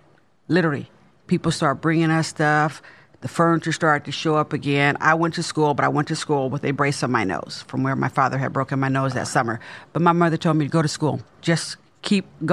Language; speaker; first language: English; native; English